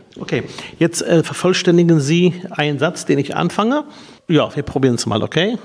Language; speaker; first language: German; early bilingual, other home language; Arabic